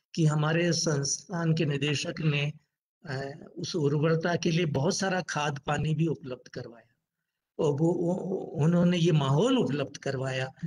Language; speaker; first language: Hindi; native; Hindi